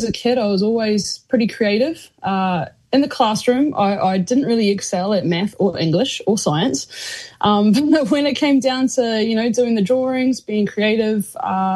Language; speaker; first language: English; native; English